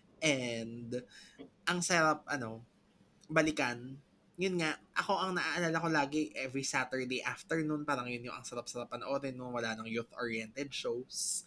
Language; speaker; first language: Filipino; native; Filipino